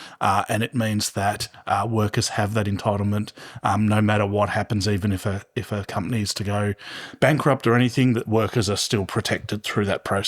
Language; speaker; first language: English; native; English